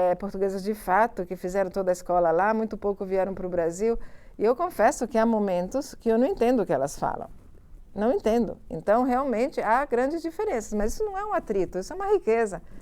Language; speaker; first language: Portuguese; early bilingual, other home language; Italian